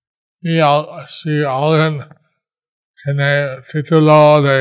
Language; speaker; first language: Spanish; non-native, learner; English